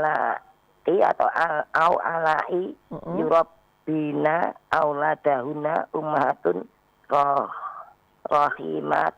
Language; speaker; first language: Arabic; non-native, learner; Indonesian